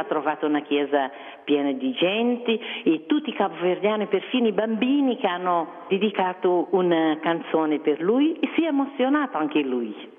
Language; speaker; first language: Italian; non-native, fluent; Kabuverdianu